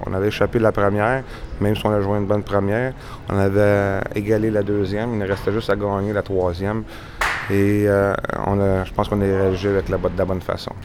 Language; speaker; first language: French; native; French